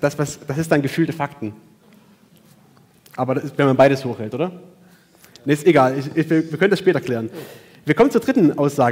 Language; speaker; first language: German; native; German